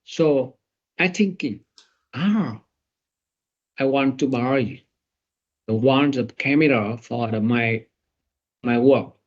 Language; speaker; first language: English; non-native, learner; Vietnamese